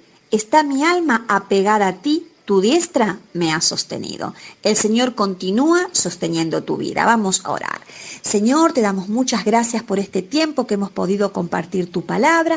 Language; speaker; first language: Spanish; native; Spanish